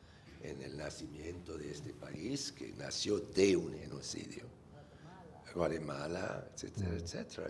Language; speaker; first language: Spanish; non-native, fluent; English